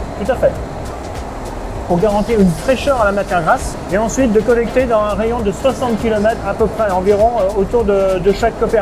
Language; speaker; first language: French; native; French